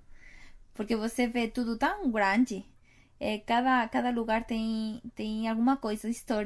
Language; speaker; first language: Portuguese; non-native, fluent; Spanish